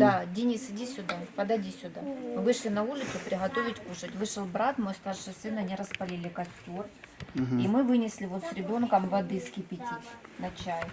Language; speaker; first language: Russian; native; Russian